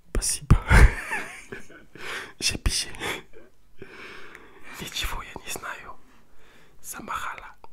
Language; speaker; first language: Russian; non-native, learner; French